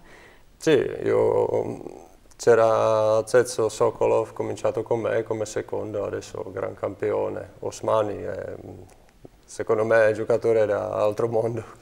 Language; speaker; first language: Italian; non-native, fluent; Czech